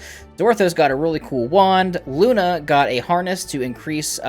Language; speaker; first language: English; native; English